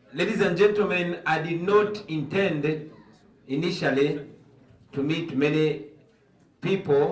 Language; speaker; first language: English; non-native, local second language; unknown